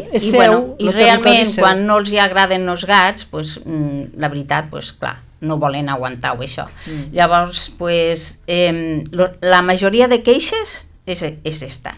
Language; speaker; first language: Catalan; native; Catalan